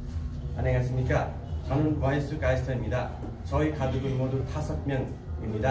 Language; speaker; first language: Korean; non-native, learner; Nepali